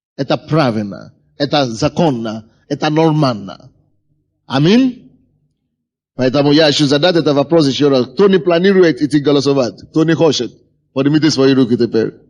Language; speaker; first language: Russian; non-native, fluent; Yoruba